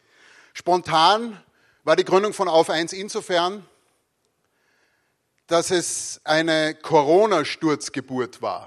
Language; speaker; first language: German; native; German